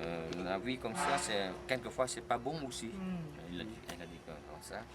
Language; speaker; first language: French; non-native, fluent; Vietnamese